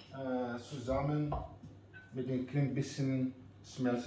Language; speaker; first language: German; non-native, learner; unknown